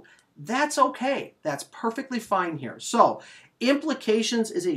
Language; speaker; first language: English; native; English